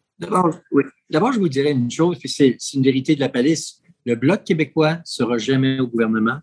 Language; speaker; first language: French; native; French